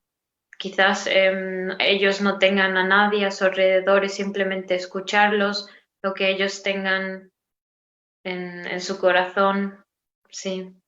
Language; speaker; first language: Spanish; non-native, learner; Romanian